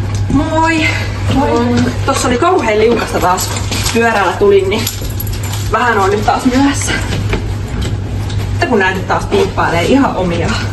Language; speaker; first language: Finnish; native; Finnish